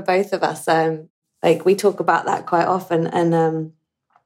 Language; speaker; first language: English; native; English